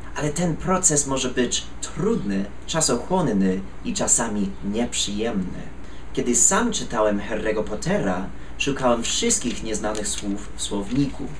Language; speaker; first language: Polish; non-native, fluent; English